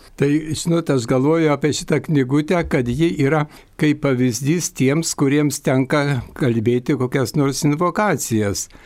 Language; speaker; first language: Lithuanian; native; Lithuanian